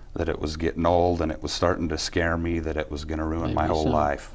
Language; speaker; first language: English; native; English